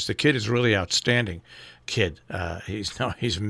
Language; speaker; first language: English; native; English